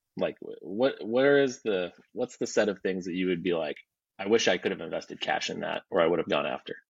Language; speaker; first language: English; native; English